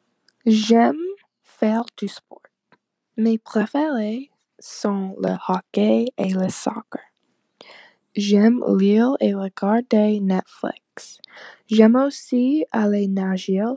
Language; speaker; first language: French; non-native, learner; English